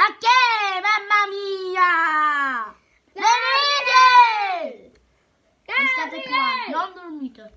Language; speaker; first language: Italian; early bilingual, heritage; Italian